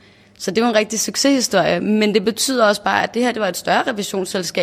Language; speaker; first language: Danish; native; Danish